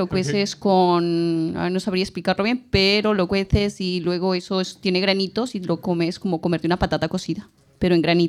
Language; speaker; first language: Spanish; native; Spanish